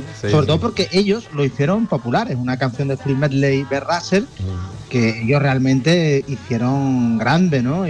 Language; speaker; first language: Spanish; native; Spanish